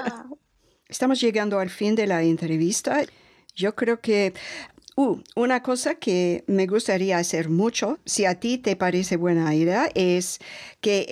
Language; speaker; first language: Spanish; non-native, fluent; English